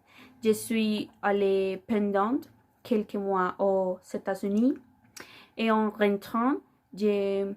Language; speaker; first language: French; non-native, fluent; Spanish